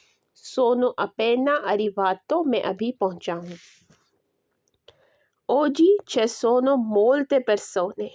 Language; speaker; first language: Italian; non-native, learner; Urdu